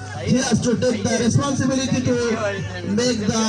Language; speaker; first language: English; non-native, local second language; Bangla